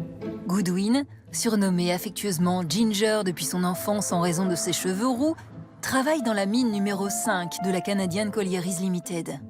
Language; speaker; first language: French; native; French